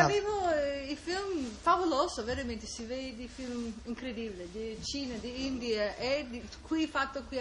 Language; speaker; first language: Italian; non-native, learner; English